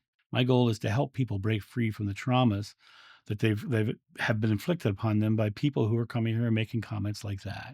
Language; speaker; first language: English; native; English